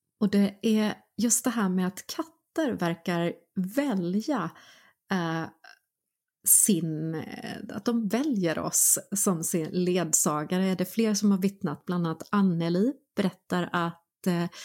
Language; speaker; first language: Swedish; early bilingual, other home language; Finnish